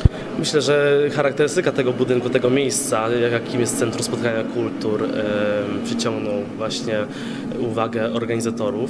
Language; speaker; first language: Polish; early bilingual, other home language; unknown